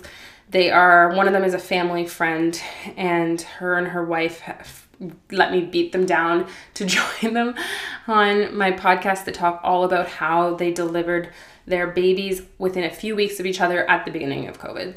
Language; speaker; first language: English; native; English